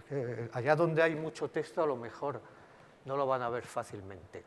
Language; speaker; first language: Spanish; native; Spanish